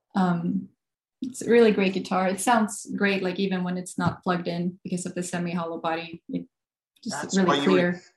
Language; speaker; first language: English; non-native, fluent; Swedish